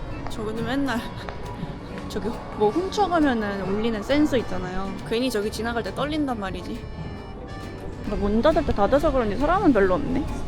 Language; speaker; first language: Korean; early bilingual, heritage; Korean